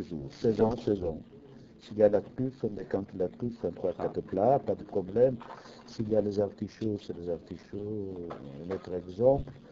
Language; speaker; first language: French; non-native, fluent; Italian